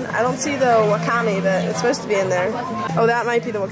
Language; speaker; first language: English; native; English